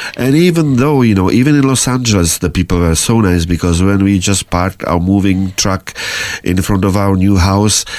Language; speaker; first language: English; non-native, fluent; Czech